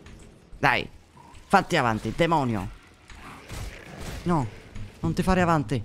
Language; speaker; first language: Italian; native; Italian